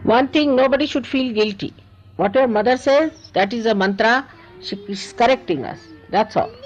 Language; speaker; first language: English; non-native, local second language; Marathi